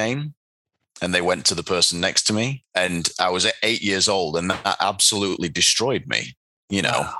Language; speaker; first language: English; native; English